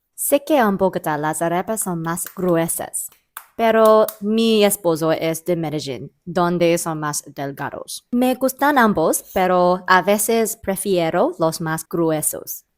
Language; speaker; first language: Spanish; non-native, learner; English